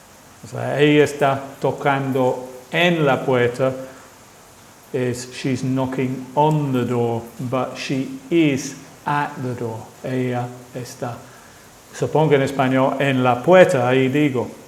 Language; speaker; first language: Spanish; non-native, fluent; English